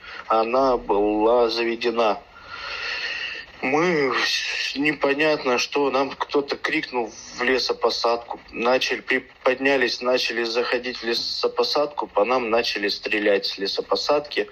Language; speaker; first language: Russian; native; Russian